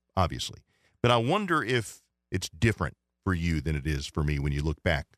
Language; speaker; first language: English; native; English